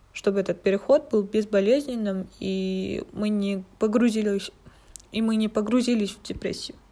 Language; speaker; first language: Russian; non-native, local second language; Kazakh